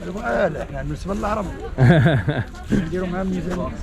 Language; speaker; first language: Arabic; native; Arabic